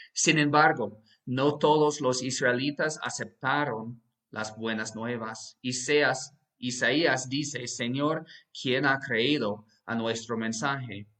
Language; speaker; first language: Spanish; non-native, fluent; English